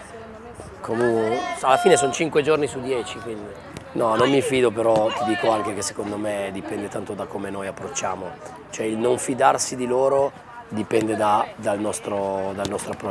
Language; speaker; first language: Italian; native; Italian